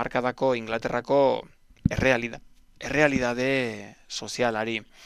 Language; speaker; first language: Basque; native; Basque